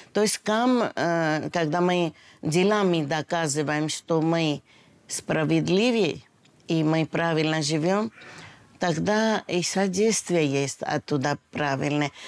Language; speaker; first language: Russian; non-native, fluent; Hindi